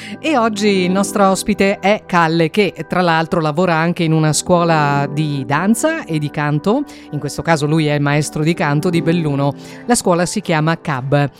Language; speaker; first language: Italian; native; Italian